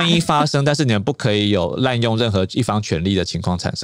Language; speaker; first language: Chinese; native; Chinese